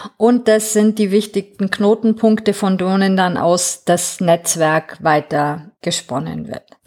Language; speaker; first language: German; non-native, fluent; Greek